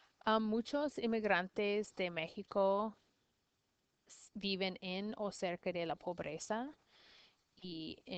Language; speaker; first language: Spanish; non-native, learner; English